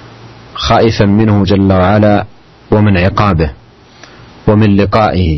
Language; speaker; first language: Arabic; native; Arabic